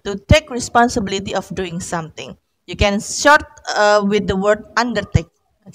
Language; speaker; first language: English; non-native, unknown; Indonesian